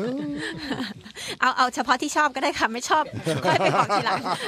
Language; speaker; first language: Thai; native; Thai